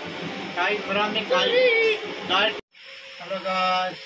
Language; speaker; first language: Filipino; non-native, learner; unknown